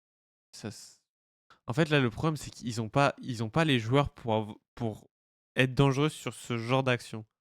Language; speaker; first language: French; native; French